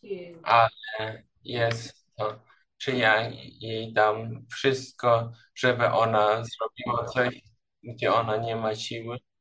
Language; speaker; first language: Polish; non-native, learner; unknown